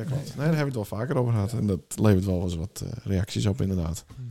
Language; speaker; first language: Dutch; native; Dutch